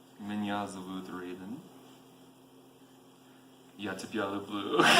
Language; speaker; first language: Russian; non-native, learner; English